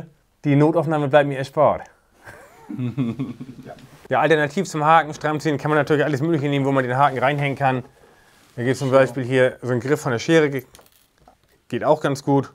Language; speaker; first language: German; native; German